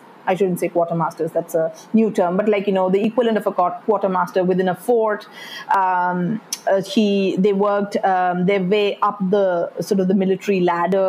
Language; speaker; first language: English; non-native, local second language; Malayalam